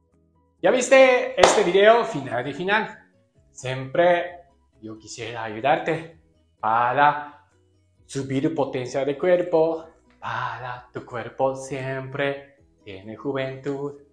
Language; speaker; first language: Spanish; non-native, learner; Japanese